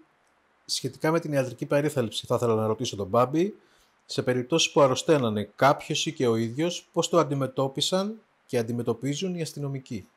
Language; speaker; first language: Greek; native; Greek